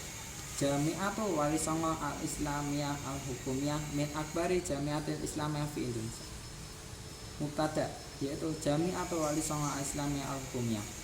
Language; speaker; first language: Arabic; non-native, learner; Indonesian